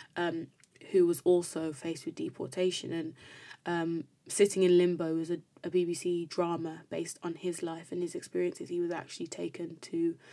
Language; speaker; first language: English; native; English